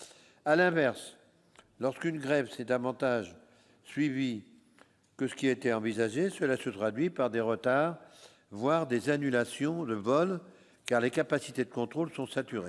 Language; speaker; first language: French; native; French